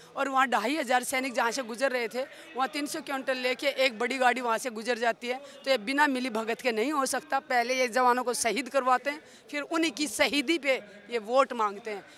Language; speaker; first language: Hindi; native; Hindi